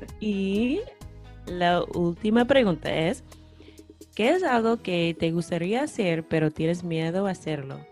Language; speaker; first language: Spanish; non-native, fluent; English